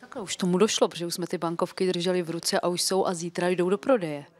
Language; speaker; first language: Czech; native; Czech